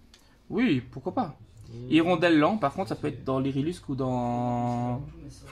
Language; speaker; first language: French; native; French